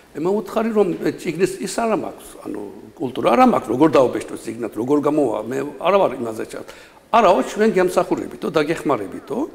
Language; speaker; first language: Georgian; non-native, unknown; Turkish